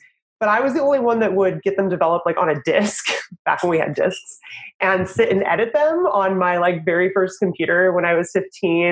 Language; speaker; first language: English; native; English